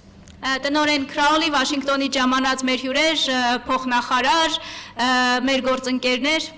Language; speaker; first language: Armenian; native; Armenian